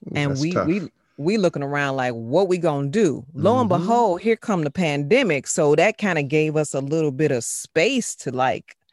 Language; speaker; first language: English; native; English